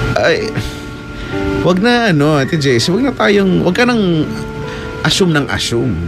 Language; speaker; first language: Filipino; native; Filipino